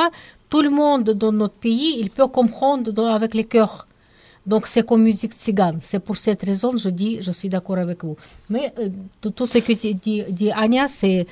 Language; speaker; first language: French; non-native, learner; Russian